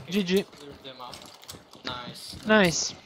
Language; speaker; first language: English; non-native, fluent; Italian